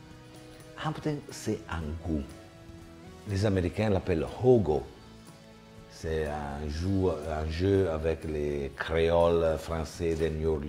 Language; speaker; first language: French; non-native, fluent; Italian